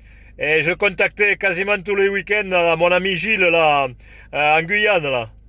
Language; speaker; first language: French; native; French